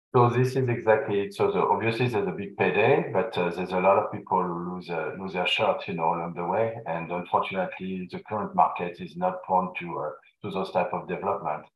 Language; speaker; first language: English; non-native, fluent; French